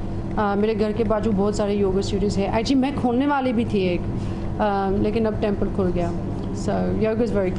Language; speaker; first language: Hindi; non-native, fluent; English